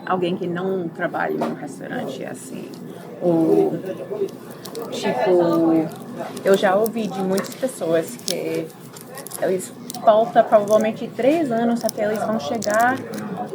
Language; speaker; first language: Portuguese; early bilingual, heritage; Portuguese